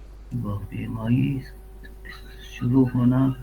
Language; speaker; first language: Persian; non-native, learner; Urdu